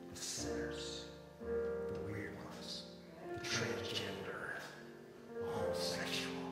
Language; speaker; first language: English; early bilingual, other home language; Korean